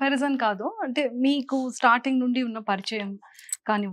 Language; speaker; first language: Telugu; native; Telugu